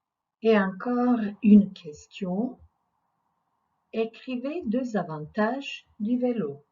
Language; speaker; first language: French; non-native, fluent; Croatian